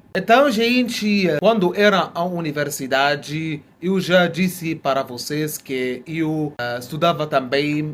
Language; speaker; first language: Portuguese; non-native, fluent; Arabic